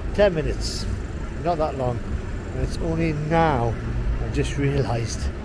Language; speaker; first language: English; native; English